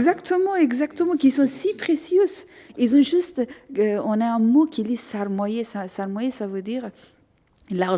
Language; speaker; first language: French; non-native, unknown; Persian